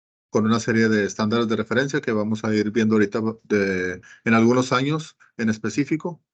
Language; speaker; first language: Spanish; native; Spanish